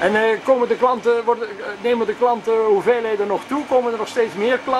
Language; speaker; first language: Dutch; native; Dutch